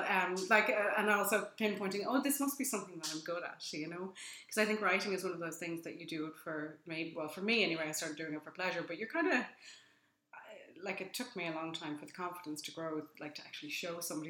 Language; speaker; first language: English; native; English